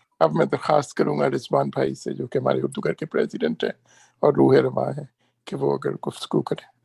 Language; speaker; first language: Urdu; native; Urdu